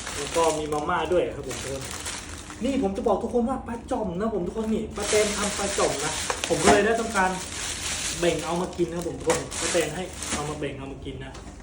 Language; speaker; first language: Thai; non-native, local second language; Northern Khmer